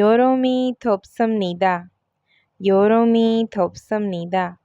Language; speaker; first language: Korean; non-native, fluent; Hindi